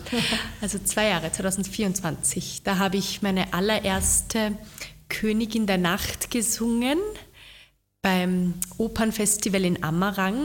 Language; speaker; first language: German; native; German